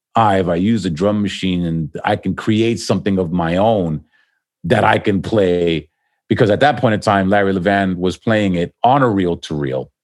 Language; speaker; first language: English; native; English